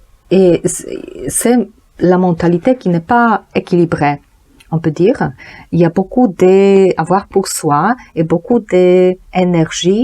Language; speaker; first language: French; non-native, learner; Polish